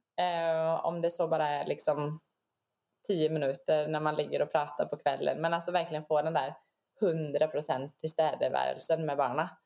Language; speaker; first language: Swedish; native; Swedish